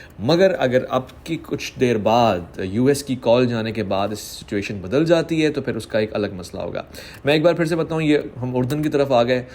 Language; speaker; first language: Urdu; native; Urdu